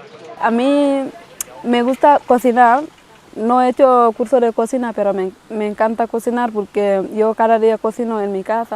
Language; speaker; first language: Spanish; non-native, fluent; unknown